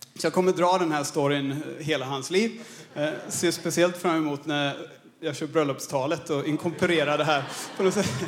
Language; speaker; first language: Swedish; non-native, fluent; English